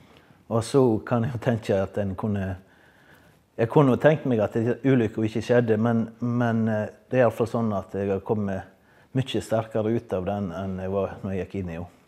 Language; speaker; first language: Norwegian; native; Norwegian